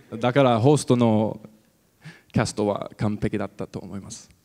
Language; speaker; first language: Japanese; non-native, learner; English